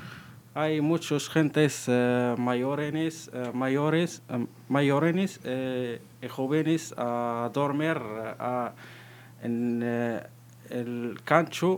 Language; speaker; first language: Spanish; non-native, learner; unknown